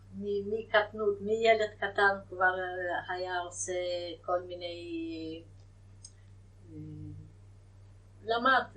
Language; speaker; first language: Hebrew; non-native, fluent; Yiddish